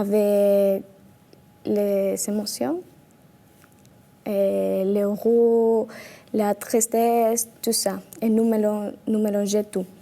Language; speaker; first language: French; non-native, learner; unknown